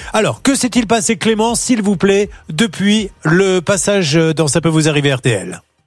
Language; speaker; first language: French; native; French